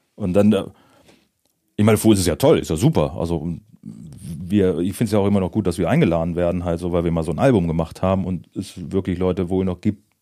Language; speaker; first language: German; native; German